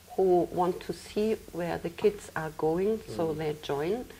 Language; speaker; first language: English; non-native, fluent; German